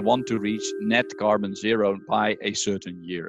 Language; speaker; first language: English; non-native, fluent; Dutch